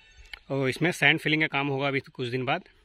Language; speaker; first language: Hindi; native; Hindi